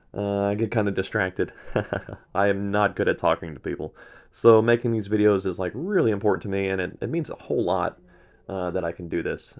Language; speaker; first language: English; native; English